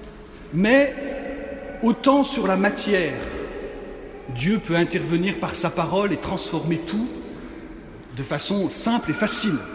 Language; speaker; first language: French; native; French